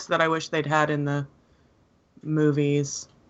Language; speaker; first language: English; native; English